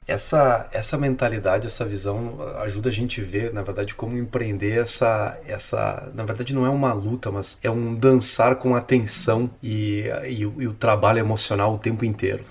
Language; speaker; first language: Portuguese; native; Portuguese